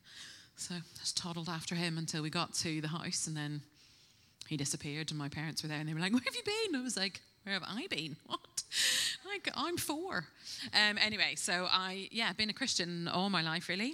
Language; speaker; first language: English; native; English